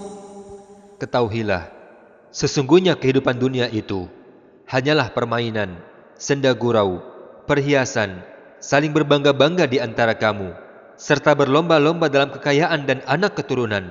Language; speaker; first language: Indonesian; native; Indonesian